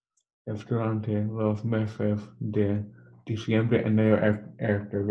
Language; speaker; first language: Spanish; non-native, learner; English